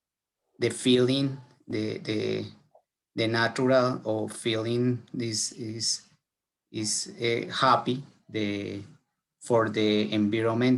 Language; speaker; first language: English; non-native, learner; Spanish